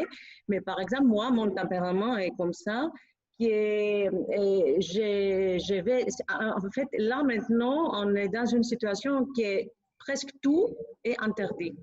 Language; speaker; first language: French; non-native, fluent; Greek